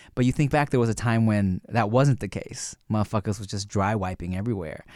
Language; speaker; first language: English; native; English